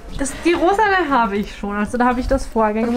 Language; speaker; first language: German; native; German